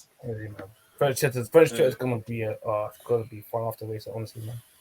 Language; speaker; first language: English; native; English